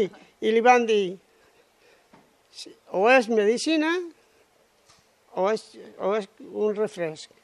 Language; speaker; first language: Catalan; non-native, local second language; Spanish